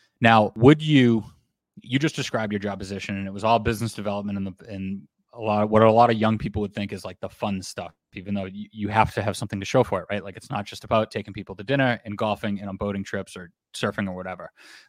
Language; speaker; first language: English; native; English